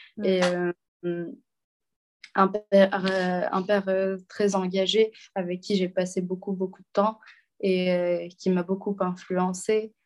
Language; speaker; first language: French; non-native, local second language; Arabic